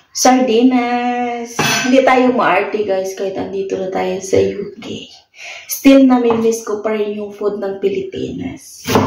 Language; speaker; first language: Filipino; native; Filipino